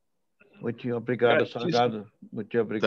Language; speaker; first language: Portuguese; non-native, fluent; English